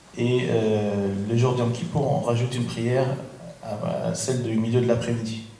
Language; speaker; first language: French; non-native, fluent; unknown